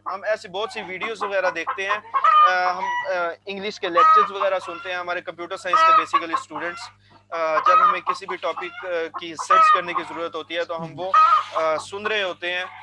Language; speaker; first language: Urdu; non-native, local second language; Punjabi